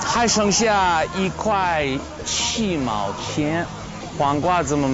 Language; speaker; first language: Chinese; non-native, fluent; English